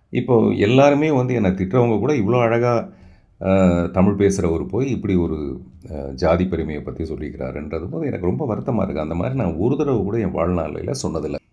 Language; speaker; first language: Tamil; non-native, local second language; Telugu